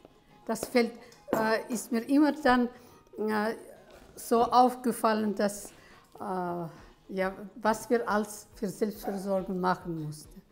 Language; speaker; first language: German; early bilingual, heritage; German